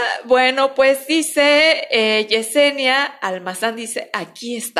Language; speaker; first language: Spanish; native; Spanish